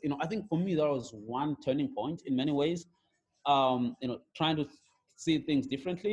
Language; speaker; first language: English; non-native, local second language; Shona